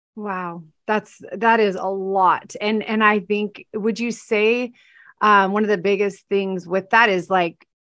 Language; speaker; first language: English; native; English